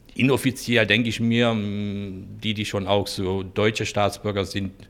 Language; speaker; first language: German; non-native, fluent; Hungarian